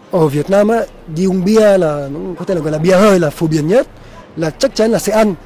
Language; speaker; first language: Vietnamese; non-native, fluent; French